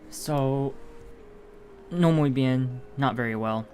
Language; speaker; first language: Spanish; non-native, learner; English